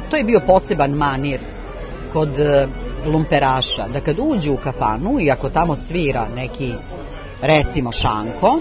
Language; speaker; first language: Serbian; native; Serbian